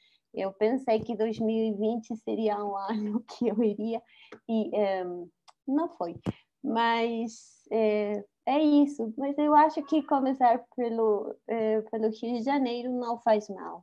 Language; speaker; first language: Portuguese; non-native, fluent; Spanish